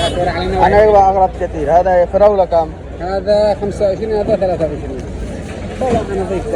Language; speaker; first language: Arabic; non-native, learner; Bangla